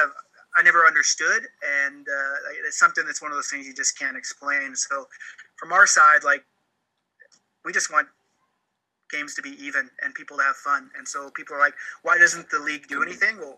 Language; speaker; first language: English; native; English